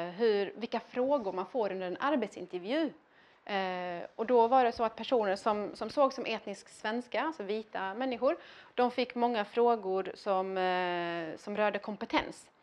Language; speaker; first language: Swedish; early bilingual, other home language; Persian